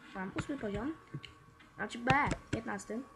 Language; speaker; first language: Polish; native; Polish